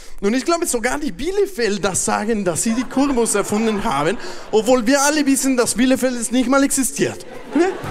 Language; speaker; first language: German; non-native, fluent; Spanish